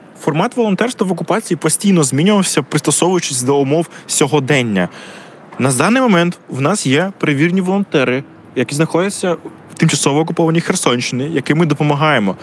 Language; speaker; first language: Ukrainian; native; Ukrainian